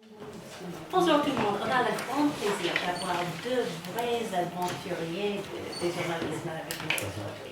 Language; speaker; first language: French; non-native, fluent; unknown